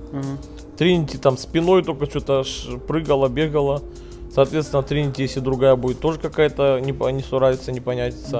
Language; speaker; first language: Russian; native; Russian